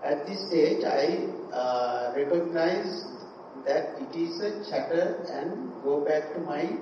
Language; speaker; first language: English; non-native, local second language; Sinhala